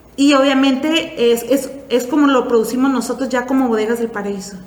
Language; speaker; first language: Spanish; native; Spanish